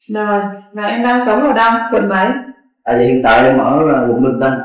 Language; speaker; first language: Vietnamese; native; Vietnamese